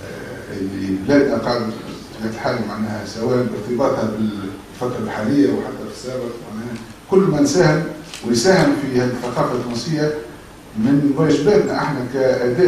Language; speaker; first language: Arabic; native; Arabic